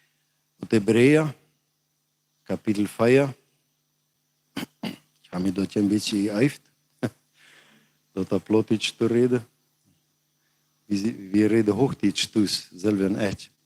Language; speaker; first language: German; non-native, learner; Plautdietsch